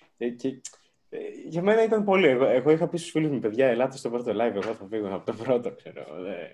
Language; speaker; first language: Greek; early bilingual, other home language; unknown